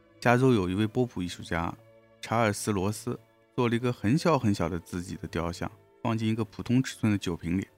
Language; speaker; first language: Chinese; native; Chinese